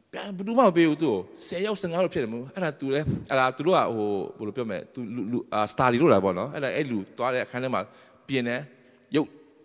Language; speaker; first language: Burmese; non-native, local second language; Tedim Chin